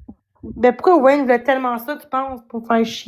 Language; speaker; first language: French; native; French